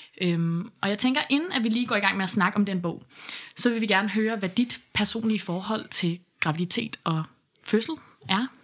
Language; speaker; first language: Danish; native; Danish